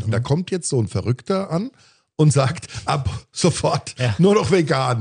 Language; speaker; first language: German; native; German